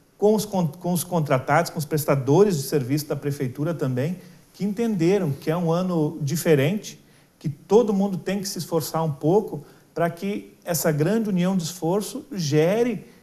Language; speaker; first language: Portuguese; native; Portuguese